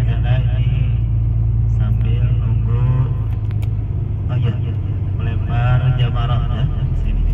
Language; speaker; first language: Indonesian; native; Indonesian